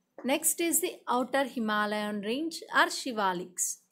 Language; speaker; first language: English; non-native, local second language; Telugu